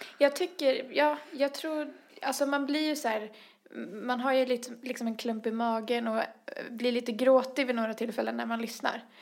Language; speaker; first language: Swedish; native; Swedish